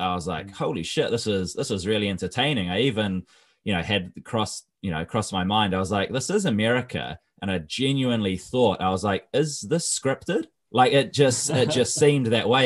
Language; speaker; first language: English; native; English